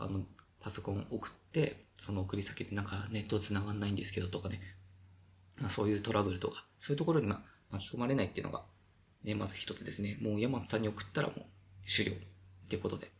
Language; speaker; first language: Japanese; native; Japanese